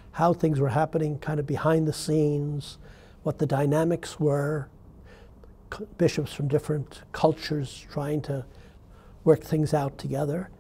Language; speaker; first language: English; native; English